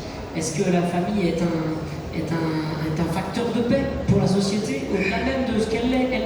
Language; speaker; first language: French; native; French